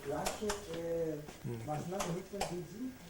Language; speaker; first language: German; non-native, learner; Korean